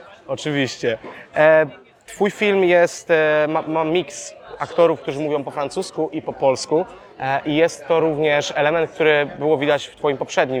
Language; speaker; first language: Polish; native; Polish